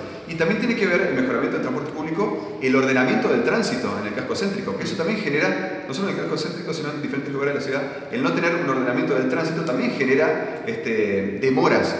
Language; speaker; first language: Spanish; native; Spanish